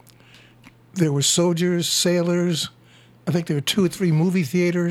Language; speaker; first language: English; native; English